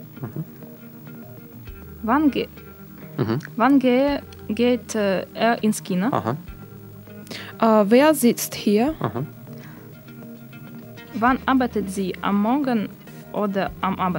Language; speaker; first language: German; non-native, learner; Russian